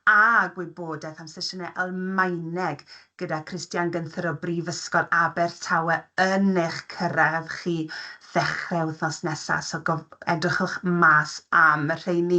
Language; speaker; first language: Welsh; native; Welsh